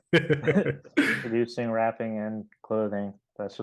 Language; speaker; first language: English; native; English